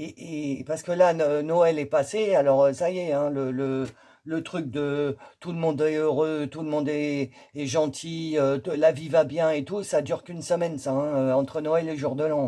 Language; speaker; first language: French; native; French